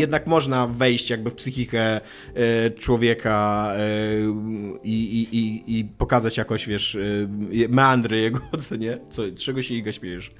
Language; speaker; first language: Polish; native; Polish